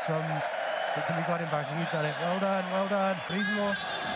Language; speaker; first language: English; native; English